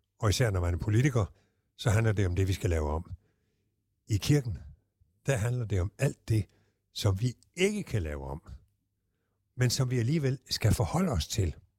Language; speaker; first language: Danish; native; Danish